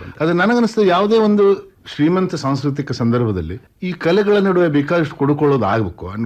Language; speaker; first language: Kannada; non-native, local second language; Konkani